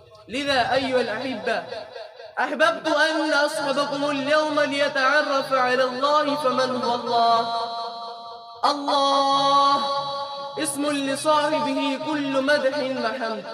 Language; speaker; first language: Arabic; non-native, fluent; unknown